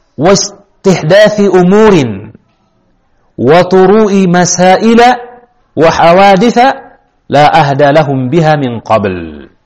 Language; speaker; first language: Arabic; non-native, fluent; Indonesian